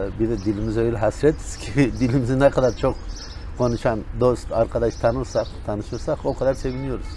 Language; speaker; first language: Turkish; non-native, local second language; Zaza